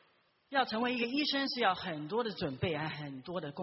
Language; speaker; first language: Chinese; native; Chinese